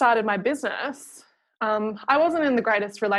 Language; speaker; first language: English; native; English